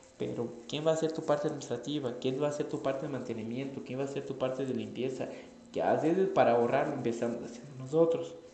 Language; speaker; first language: Spanish; non-native, fluent; Portuguese